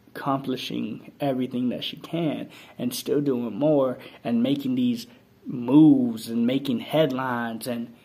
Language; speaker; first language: English; native; English